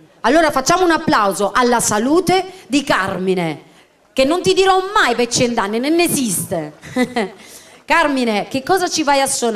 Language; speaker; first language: Italian; native; Italian